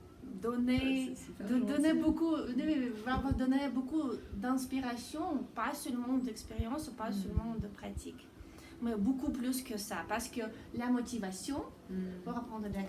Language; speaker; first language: French; non-native, fluent; Russian